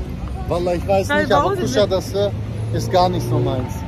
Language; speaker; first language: German; early bilingual, other home language; Turkish